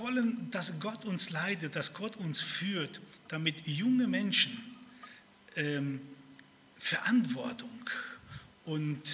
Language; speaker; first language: German; early bilingual, other home language; Spanish